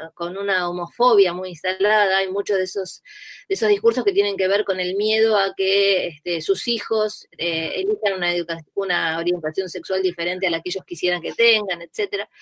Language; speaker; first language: Spanish; native; Spanish